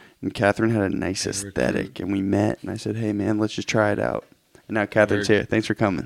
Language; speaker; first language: English; native; English